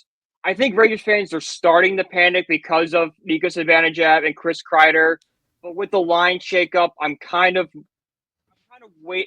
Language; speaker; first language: English; native; English